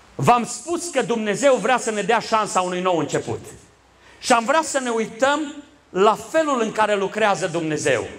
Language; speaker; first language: Romanian; native; Romanian